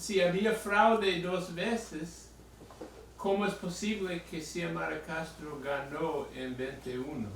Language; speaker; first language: Spanish; non-native, fluent; English